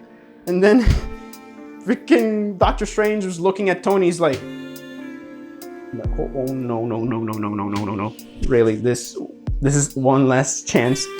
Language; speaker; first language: English; native; English